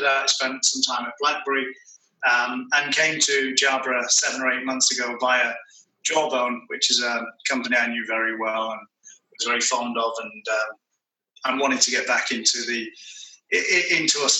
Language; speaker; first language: English; native; English